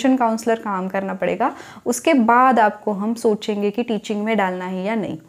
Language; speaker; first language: Hindi; non-native, local second language; Marathi